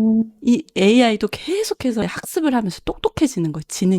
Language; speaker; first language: Korean; native; Korean